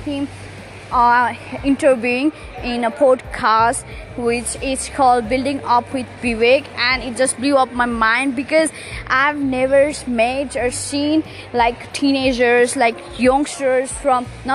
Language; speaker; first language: English; non-native, local second language; Nepali